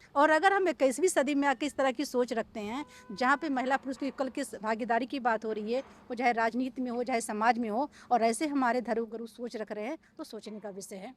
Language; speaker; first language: Hindi; native; Hindi